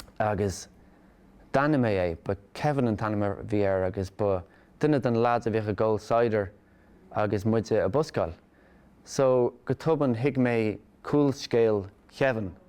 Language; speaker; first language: Irish; native; Irish